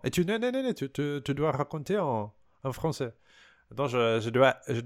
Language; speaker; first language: French; non-native, learner; Portuguese